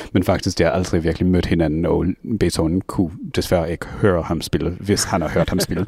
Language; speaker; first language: Danish; non-native, fluent; English